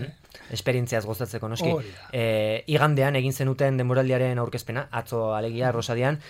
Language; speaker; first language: Basque; native; Basque